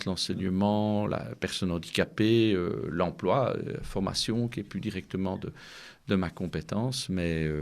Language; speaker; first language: French; native; French